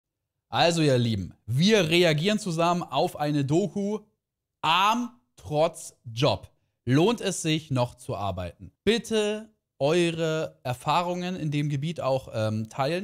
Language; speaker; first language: German; native; German